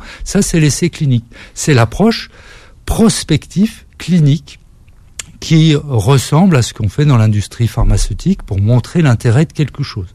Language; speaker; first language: French; native; French